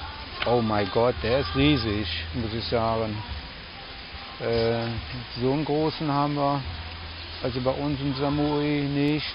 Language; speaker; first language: German; native; German